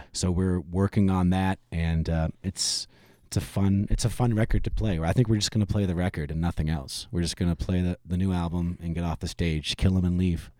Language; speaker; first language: English; native; English